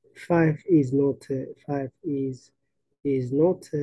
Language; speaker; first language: English; non-native, local second language; Amharic